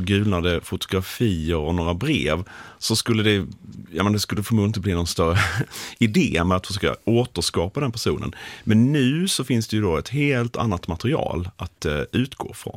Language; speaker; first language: Swedish; native; Swedish